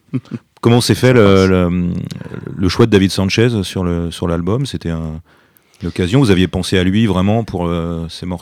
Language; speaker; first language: French; native; French